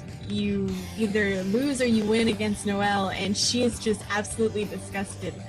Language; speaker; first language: English; native; English